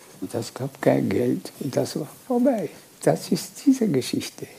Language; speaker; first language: German; non-native, local second language; French